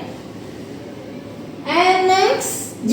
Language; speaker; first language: English; non-native, learner; Indonesian